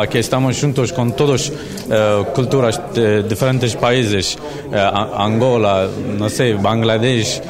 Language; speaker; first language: Portuguese; non-native, fluent; Turkish